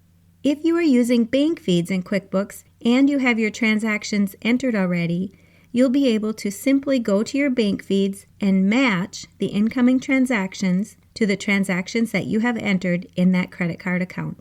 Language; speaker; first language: English; native; English